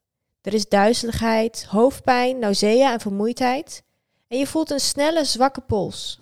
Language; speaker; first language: Dutch; native; Dutch